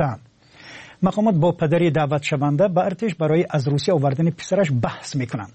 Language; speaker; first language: Persian; native; Persian